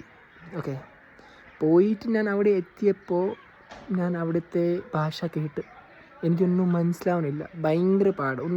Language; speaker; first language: Malayalam; non-native, local second language; Kashmiri